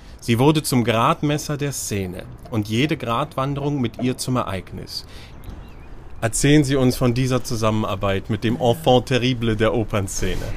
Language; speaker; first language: German; native; German